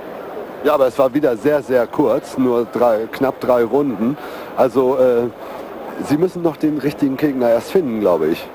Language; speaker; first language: German; native; German